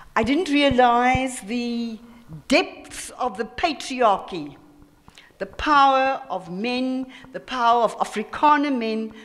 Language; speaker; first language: English; early bilingual, other home language; Afrikaans